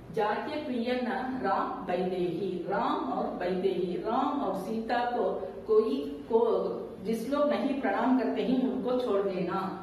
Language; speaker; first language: Hindi; non-native, local second language; Tamil